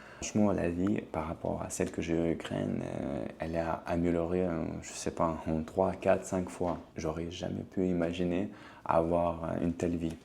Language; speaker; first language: French; non-native, fluent; Ukrainian